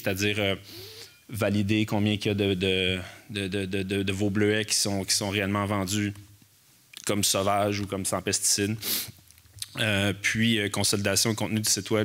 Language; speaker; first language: French; native; French